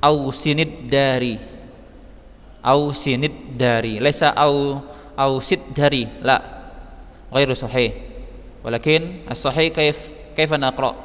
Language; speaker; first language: Arabic; non-native, fluent; Indonesian